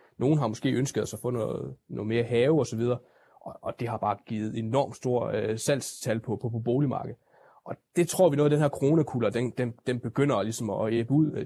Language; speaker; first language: Danish; native; Danish